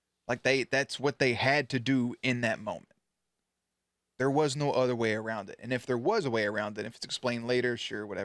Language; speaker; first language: English; native; English